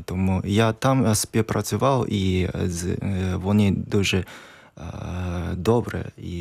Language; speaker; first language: Ukrainian; non-native, learner; Japanese